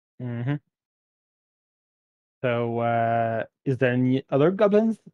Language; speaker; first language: English; non-native, fluent; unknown